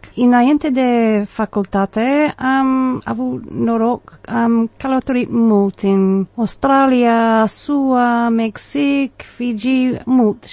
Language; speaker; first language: Romanian; non-native, fluent; English